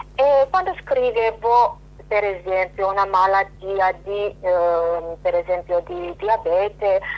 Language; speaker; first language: Italian; non-native, fluent; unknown